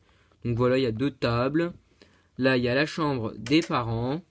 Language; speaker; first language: French; native; French